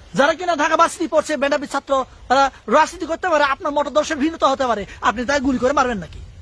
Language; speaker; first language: Bangla; native; Bangla